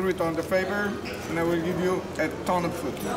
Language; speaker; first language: English; non-native, learner; Spanish